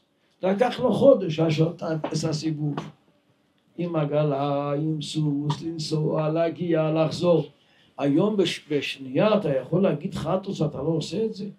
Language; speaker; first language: Hebrew; non-native, local second language; Yiddish